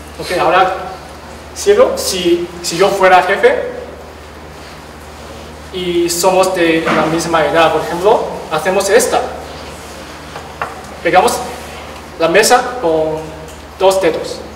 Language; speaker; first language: Spanish; non-native, learner; Chinese